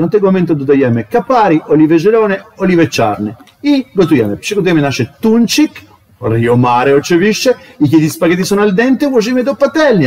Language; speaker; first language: Polish; non-native, learner; Italian